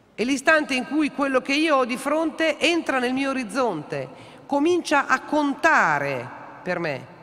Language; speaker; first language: Italian; native; Italian